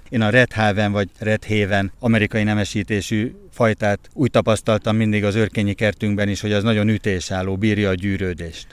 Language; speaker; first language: Hungarian; native; Hungarian